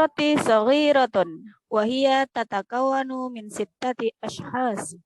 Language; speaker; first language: Arabic; non-native, learner; Indonesian